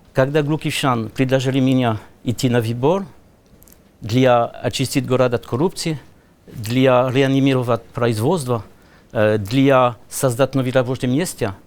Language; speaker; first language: Russian; non-native, learner; French